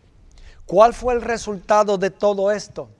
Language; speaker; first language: Spanish; native; Spanish